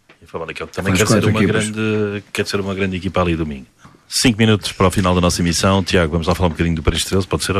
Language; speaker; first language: Portuguese; native; Portuguese